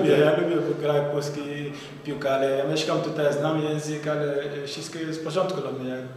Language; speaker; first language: Polish; non-native, learner; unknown